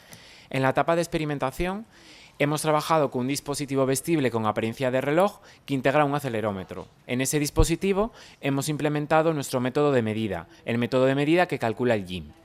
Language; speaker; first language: Spanish; native; Spanish